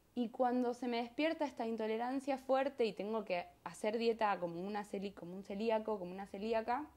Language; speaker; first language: Spanish; native; Spanish